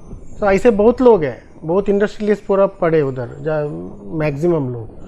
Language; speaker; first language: Hindi; non-native, local second language; Tulu